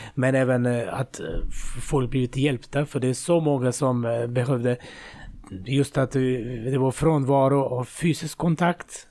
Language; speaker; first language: Swedish; non-native, fluent; Russian